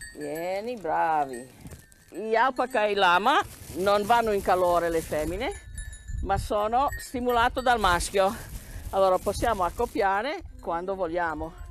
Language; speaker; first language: Italian; early bilingual, heritage; English